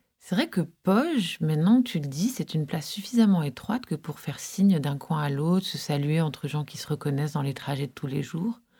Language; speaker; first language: French; native; French